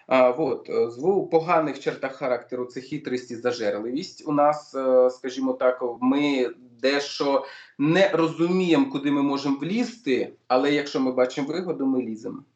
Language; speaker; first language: Ukrainian; non-native, local second language; Russian